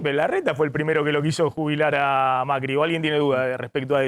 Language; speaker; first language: Spanish; native; Spanish